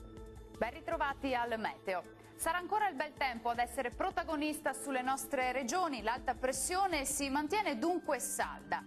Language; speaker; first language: Italian; native; Italian